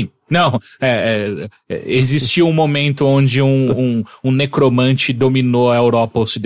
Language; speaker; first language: Portuguese; native; Portuguese